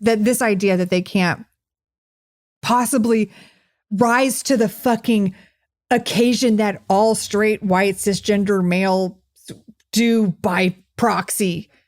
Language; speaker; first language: English; native; English